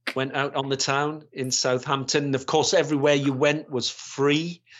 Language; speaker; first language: English; native; English